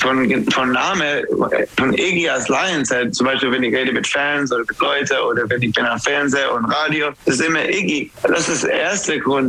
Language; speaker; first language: German; non-native, fluent; English